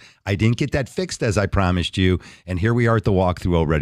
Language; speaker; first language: English; native; English